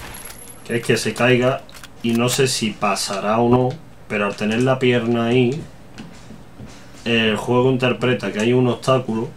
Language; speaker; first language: Spanish; native; Spanish